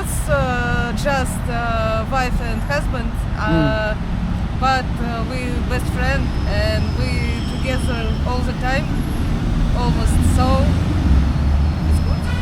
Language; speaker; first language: English; non-native, learner; Russian